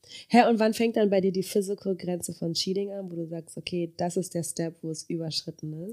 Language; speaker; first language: German; native; German